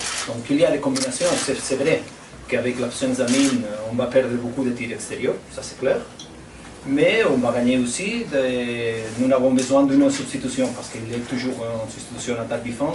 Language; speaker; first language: French; non-native, fluent; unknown